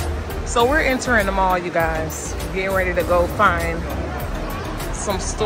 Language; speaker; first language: English; native; English